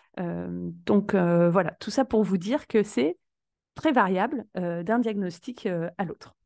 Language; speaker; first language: French; native; French